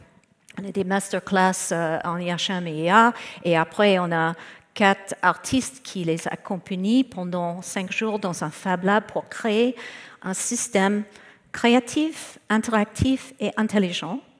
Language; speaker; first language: French; non-native, fluent; English